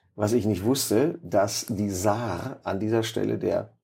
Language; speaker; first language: German; native; German